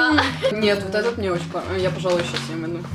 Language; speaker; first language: Russian; native; Russian